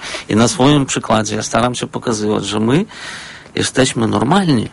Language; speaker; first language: Polish; non-native, fluent; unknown